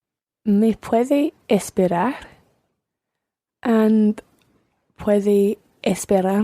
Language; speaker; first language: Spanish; non-native, learner; English